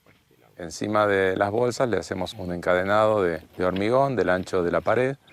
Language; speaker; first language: Spanish; native; Spanish